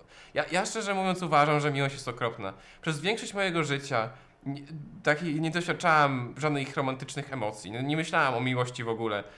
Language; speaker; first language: Polish; non-native, learner; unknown